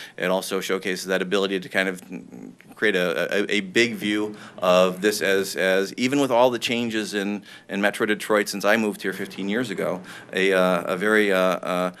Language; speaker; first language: English; native; English